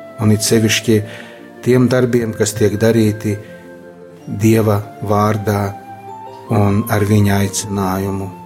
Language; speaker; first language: Latvian; native; Latvian